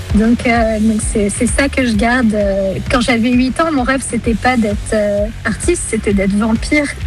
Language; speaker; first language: French; early bilingual, other home language; Spanish